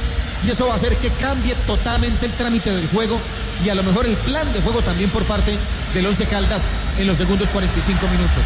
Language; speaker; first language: Spanish; native; Spanish